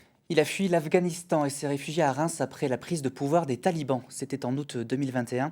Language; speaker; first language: French; native; French